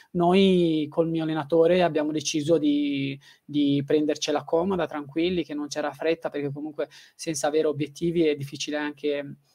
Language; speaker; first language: Italian; early bilingual, other home language; Tigrinya